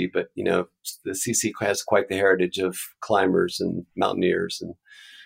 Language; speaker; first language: English; native; English